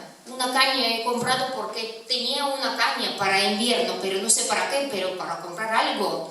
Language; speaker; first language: Spanish; non-native, fluent; Russian